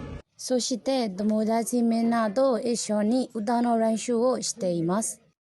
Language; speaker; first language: Japanese; non-native, learner; Burmese